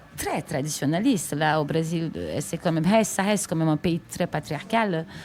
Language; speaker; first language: French; non-native, fluent; Portuguese